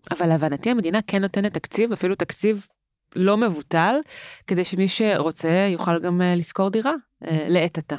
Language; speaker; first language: Hebrew; native; Hebrew